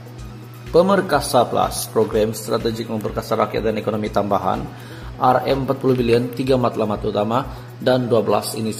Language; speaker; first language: Malay; native; Malay